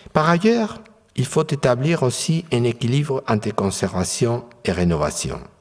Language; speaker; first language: French; non-native, fluent; Spanish